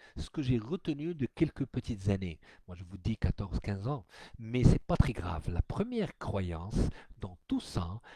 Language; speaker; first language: French; non-native, local second language; Arabic